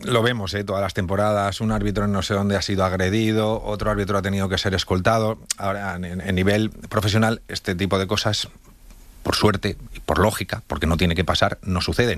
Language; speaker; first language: Spanish; native; Spanish